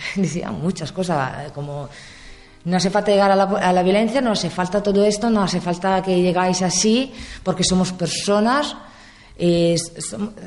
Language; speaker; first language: Spanish; non-native, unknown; Italian